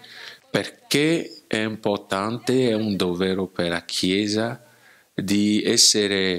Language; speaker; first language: Italian; non-native, learner; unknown